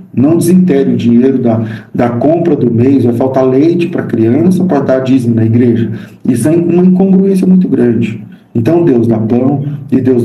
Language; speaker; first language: Portuguese; native; Portuguese